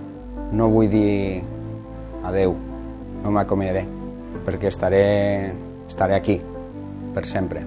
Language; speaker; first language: Catalan; non-native, fluent; Spanish